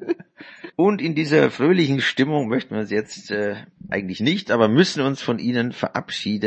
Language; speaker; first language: German; native; German